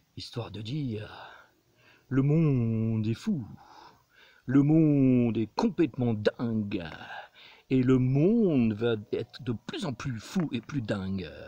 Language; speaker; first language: French; native; French